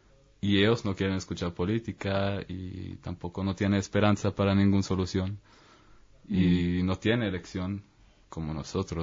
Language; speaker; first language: Spanish; non-native, learner; Hebrew